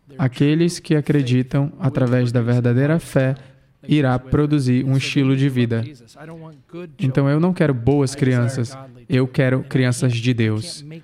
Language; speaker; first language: Portuguese; non-native, fluent; English